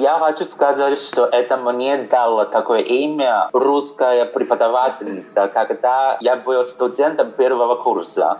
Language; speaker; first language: Russian; non-native, fluent; Chinese